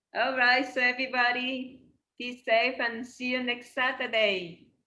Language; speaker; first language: English; non-native, learner; Japanese